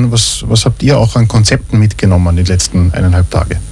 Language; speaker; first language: German; native; German